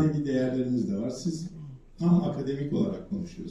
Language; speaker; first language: Turkish; native; Turkish